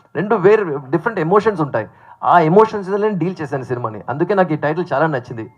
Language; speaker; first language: Telugu; native; Telugu